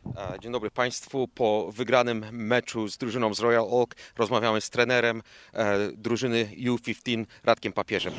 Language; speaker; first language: Polish; native; Polish